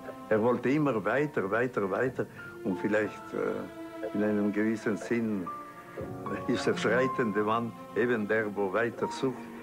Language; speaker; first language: German; non-native, local second language; Italian